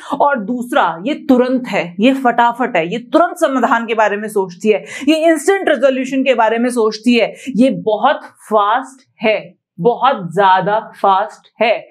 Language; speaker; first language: Hindi; native; Hindi